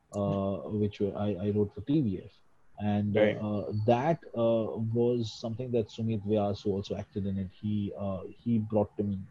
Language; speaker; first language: English; non-native, local second language; Hindi